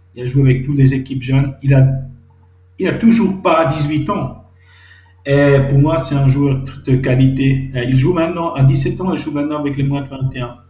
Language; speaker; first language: French; non-native, local second language; Swiss German